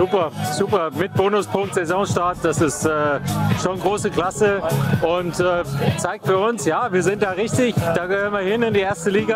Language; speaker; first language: German; native; German